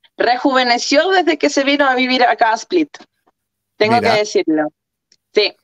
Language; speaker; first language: Spanish; early bilingual, other home language; Croatian